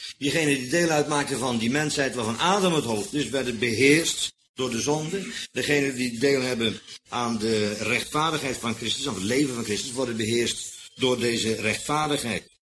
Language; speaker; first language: Dutch; native; Dutch